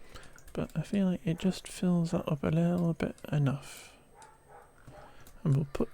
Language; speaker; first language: English; native; English